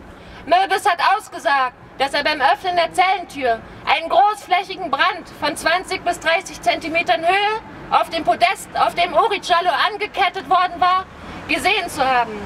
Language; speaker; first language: German; native; German